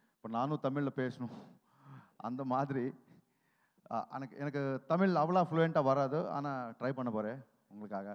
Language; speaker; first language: Tamil; non-native, learner; Telugu